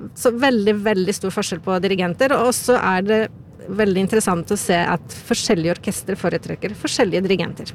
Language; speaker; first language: Norwegian; non-native, fluent; Polish